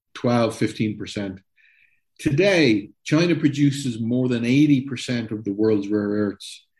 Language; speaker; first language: English; native; English